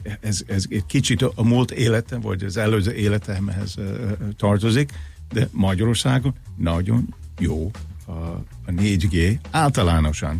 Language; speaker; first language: Hungarian; non-native, fluent; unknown